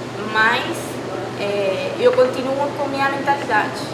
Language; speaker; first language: Portuguese; non-native, fluent; Spanish